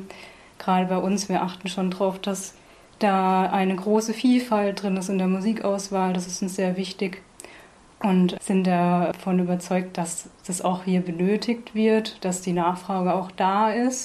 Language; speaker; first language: German; native; German